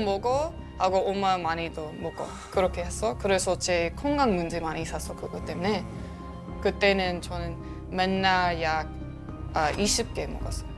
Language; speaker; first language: Korean; non-native, learner; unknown